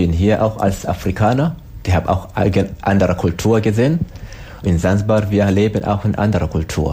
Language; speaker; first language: German; non-native, learner; Swahili